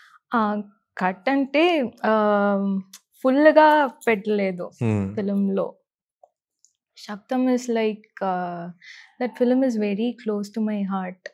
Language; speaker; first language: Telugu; non-native, learner; Tamil